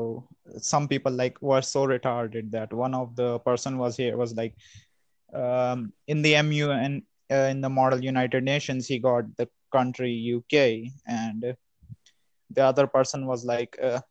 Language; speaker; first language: English; non-native, local second language; Hindi